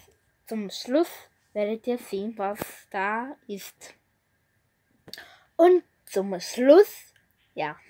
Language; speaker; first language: German; non-native, learner; Bulgarian